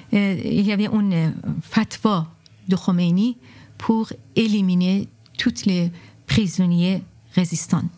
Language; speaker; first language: French; non-native, fluent; Persian